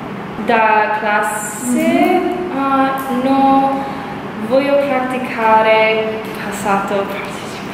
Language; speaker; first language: Italian; non-native, learner; English